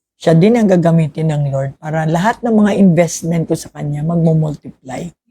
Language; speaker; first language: Filipino; non-native, local second language; Hiligaynon